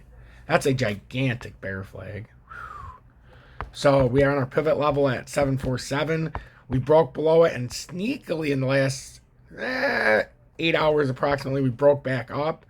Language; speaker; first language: English; native; English